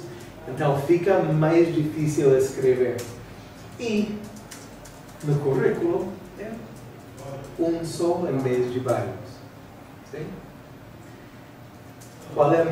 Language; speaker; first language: Portuguese; non-native, fluent; English